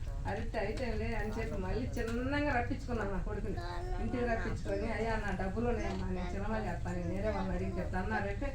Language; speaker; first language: Telugu; native; Telugu